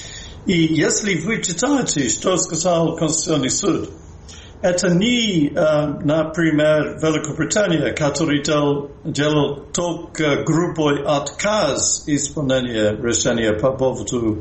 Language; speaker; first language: Russian; non-native, fluent; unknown